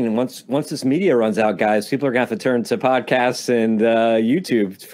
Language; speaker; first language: English; non-native, local second language; Filipino